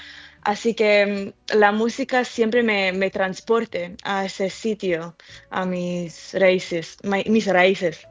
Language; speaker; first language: Spanish; early bilingual, heritage; English